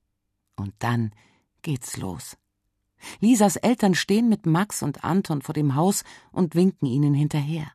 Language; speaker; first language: German; native; German